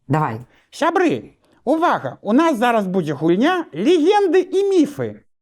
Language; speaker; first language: Belarusian; non-native, local second language; Russian